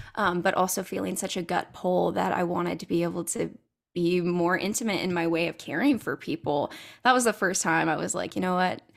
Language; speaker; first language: English; native; English